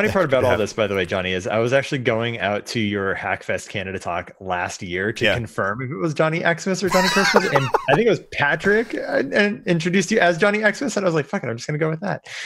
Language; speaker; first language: English; native; English